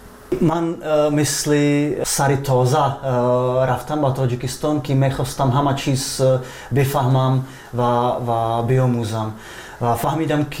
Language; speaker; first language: Persian; non-native, fluent; Czech